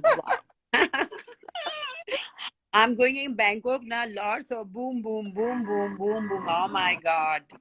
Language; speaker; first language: English; non-native, learner; Hindi